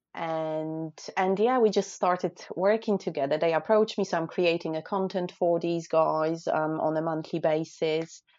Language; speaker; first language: English; non-native, fluent; Polish